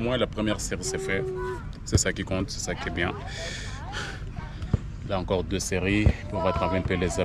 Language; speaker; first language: French; native; French